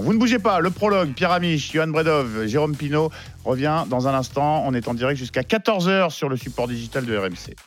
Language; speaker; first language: French; native; French